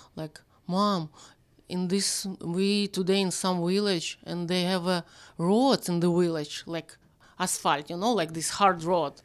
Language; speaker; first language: English; non-native, learner; Ukrainian